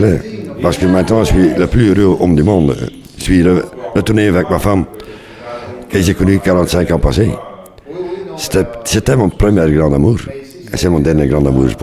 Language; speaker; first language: French; non-native, local second language; Dutch